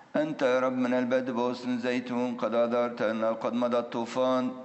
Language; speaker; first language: Arabic; native; Arabic